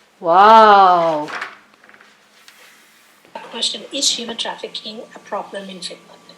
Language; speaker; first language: English; non-native, learner; Korean